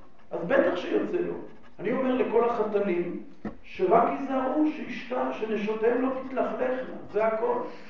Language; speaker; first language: Hebrew; native; Hebrew